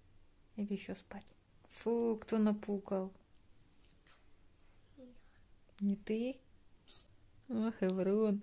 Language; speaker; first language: Russian; native; Russian